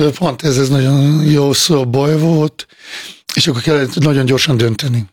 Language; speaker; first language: Hungarian; non-native, fluent; Bosnian